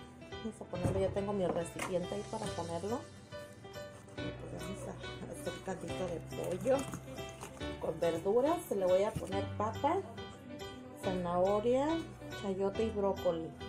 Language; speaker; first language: Spanish; native; Spanish